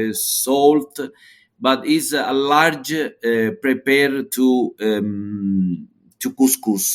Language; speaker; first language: English; non-native, learner; Italian